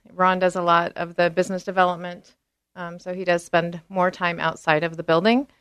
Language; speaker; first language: English; native; English